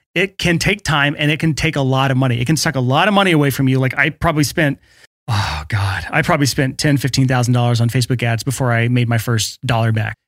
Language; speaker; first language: English; native; English